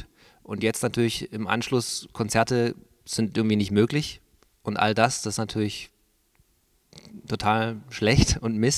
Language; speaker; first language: German; native; German